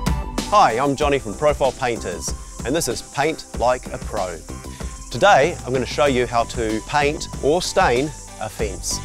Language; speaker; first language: English; native; English